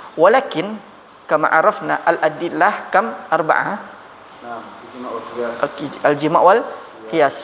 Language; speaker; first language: Arabic; non-native, learner; Malay